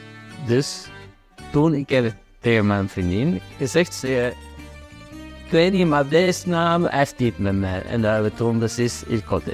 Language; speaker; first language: Dutch; non-native, fluent; Italian